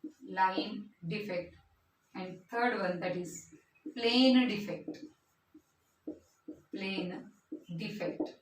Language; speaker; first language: English; non-native, local second language; Marathi